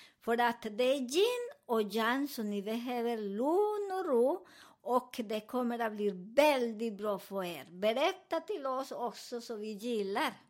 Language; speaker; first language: Swedish; non-native, learner; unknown